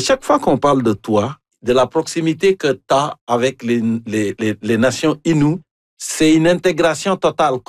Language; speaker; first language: French; native; French